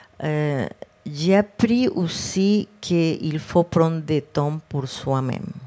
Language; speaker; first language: French; non-native, fluent; Spanish